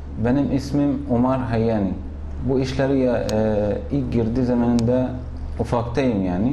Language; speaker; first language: Turkish; non-native, fluent; Arabic